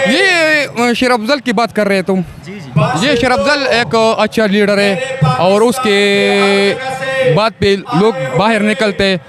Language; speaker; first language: Hindi; non-native, local second language; Pashto